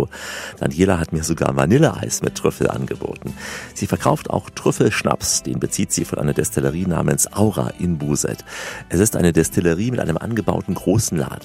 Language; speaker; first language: German; native; German